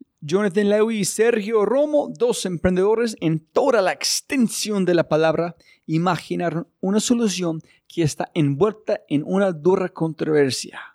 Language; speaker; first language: Spanish; non-native, fluent; English